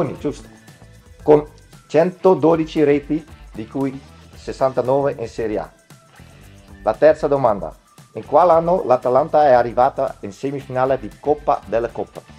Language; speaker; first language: Italian; non-native, fluent; Dutch